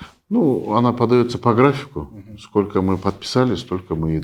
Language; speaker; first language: Russian; non-native, local second language; Kyrgyz